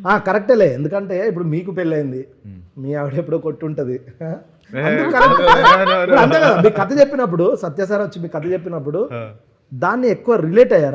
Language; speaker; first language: Telugu; native; Telugu